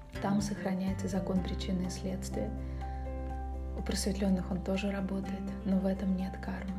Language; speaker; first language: Russian; native; Russian